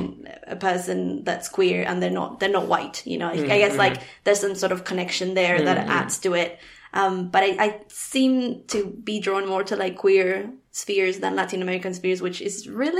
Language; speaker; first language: English; non-native, fluent; Spanish